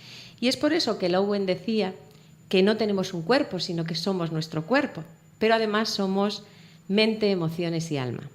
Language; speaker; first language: Spanish; native; Spanish